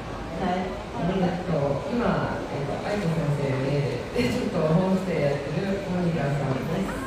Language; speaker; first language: Japanese; early bilingual, heritage; Japanese